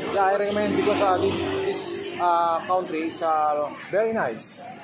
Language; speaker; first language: English; non-native, local second language; Filipino